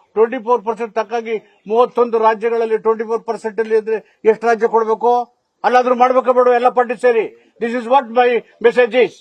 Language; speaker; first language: Kannada; native; Kannada